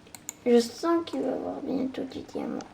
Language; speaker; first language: French; native; French